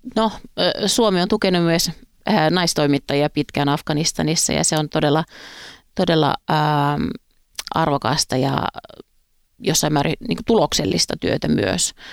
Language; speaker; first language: Finnish; native; Finnish